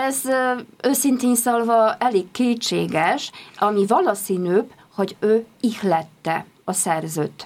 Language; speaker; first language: Hungarian; non-native, fluent; Polish